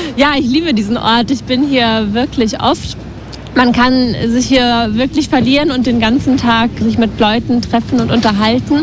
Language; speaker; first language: German; non-native, fluent; Latvian